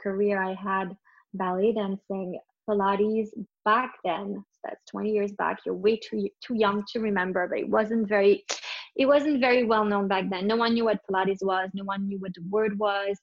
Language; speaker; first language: English; native; English